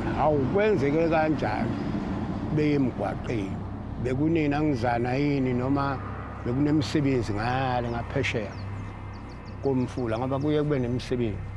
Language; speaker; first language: Zulu; native; Zulu